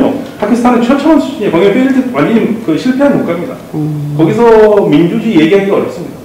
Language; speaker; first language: Korean; native; Korean